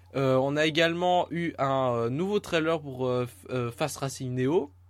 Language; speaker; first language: French; native; French